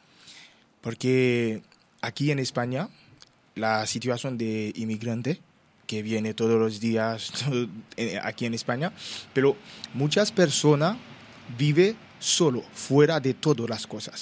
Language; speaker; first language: Spanish; non-native, learner; Haitian Creole